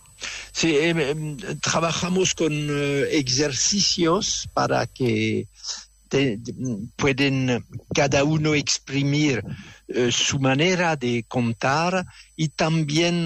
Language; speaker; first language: Spanish; non-native, fluent; French